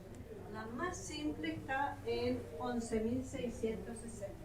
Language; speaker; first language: Spanish; native; Spanish